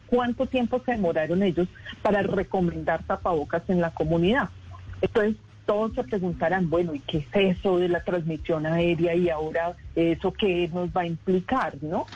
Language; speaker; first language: Spanish; native; Spanish